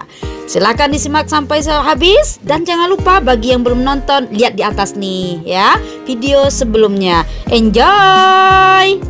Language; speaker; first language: Indonesian; native; Indonesian